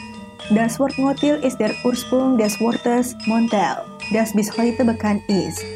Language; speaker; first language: German; non-native, fluent; Indonesian